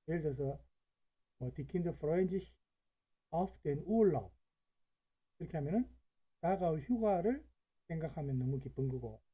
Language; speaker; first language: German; non-native, fluent; Korean